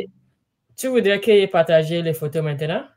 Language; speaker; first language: French; non-native, learner; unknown